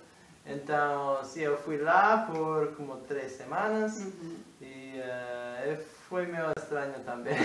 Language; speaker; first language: Portuguese; non-native, fluent; English